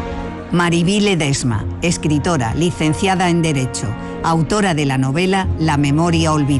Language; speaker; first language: Spanish; native; Spanish